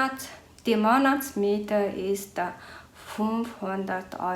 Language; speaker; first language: German; non-native, fluent; Mongolian